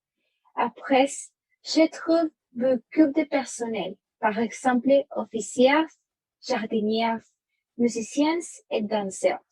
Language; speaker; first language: French; non-native, learner; Spanish